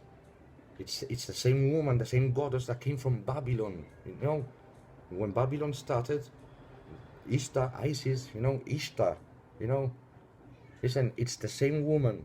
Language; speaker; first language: English; non-native, fluent; Spanish